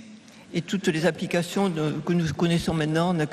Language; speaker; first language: French; native; French